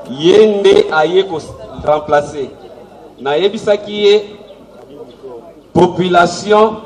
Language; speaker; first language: Lingala; non-native, local second language; Kongo